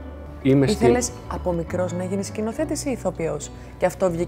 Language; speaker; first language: Greek; native; Greek